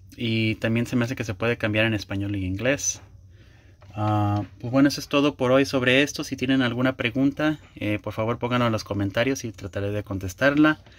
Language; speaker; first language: Spanish; early bilingual, heritage; Spanish